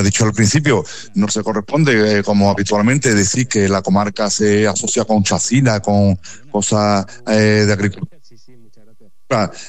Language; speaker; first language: Spanish; native; Spanish